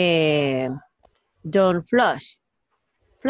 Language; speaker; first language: English; non-native, learner; Spanish